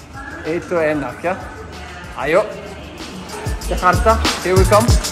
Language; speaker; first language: Indonesian; non-native, fluent; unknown